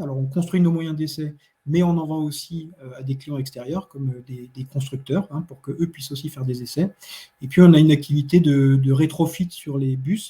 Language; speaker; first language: French; native; French